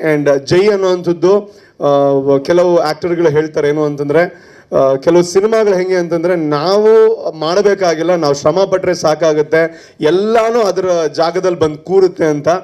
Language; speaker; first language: Kannada; non-native, local second language; Tulu